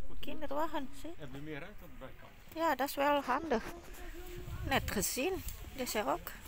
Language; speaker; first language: Dutch; non-native, learner; Indonesian